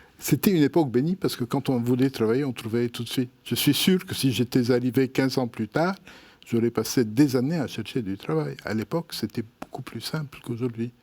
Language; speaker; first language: French; non-native, local second language; Arabic